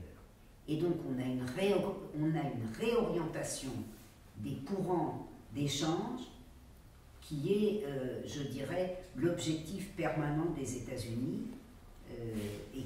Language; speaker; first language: French; native; French